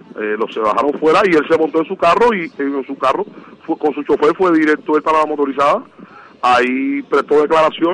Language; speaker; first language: Spanish; native; Spanish